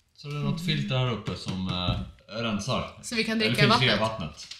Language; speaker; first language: Swedish; native; Swedish